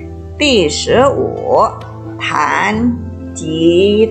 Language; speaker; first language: Chinese; non-native, fluent; Indonesian